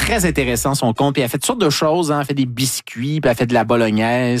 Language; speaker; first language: French; native; French